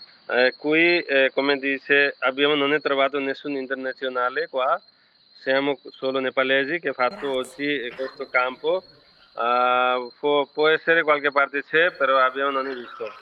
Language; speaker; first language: Italian; non-native, fluent; Nepali